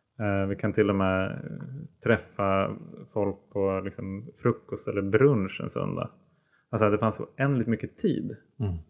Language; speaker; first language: Swedish; native; Swedish